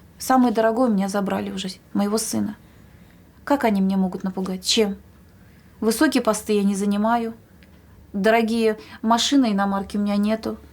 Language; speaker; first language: Russian; native; Russian